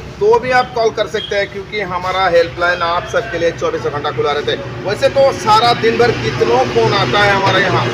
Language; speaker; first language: Hindi; non-native, local second language; Bangla